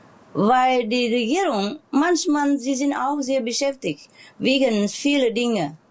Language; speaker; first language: German; non-native, learner; Vietnamese